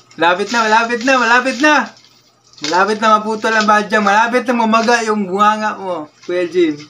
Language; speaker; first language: Filipino; non-native, local second language; Cebuano